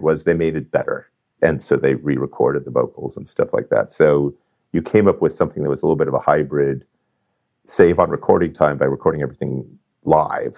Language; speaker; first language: English; native; English